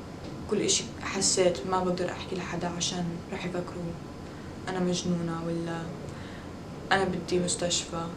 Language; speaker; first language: Arabic; early bilingual, heritage; Arabic